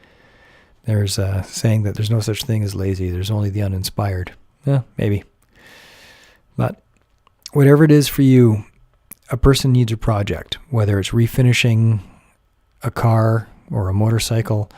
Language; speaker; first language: English; native; English